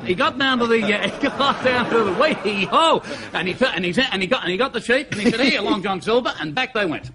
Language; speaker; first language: English; native; English